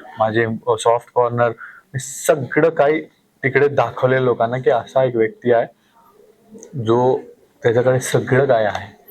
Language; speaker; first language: Marathi; non-native, local second language; Hindi